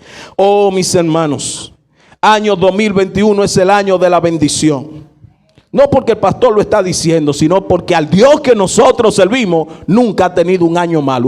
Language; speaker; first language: Spanish; native; Spanish